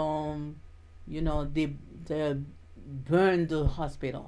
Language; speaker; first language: English; non-native, learner; Haitian Creole